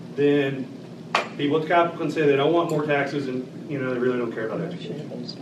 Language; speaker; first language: English; native; English